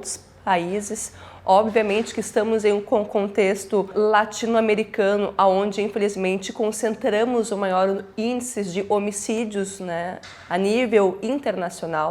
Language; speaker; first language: Portuguese; native; Portuguese